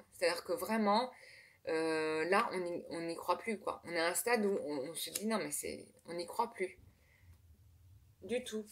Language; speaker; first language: French; native; French